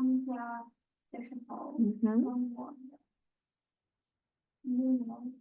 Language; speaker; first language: Chinese; non-native, learner; English